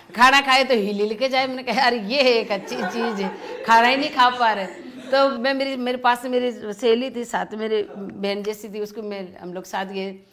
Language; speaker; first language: Hindi; native; Hindi